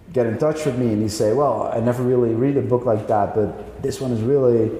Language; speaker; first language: English; non-native, fluent; Dutch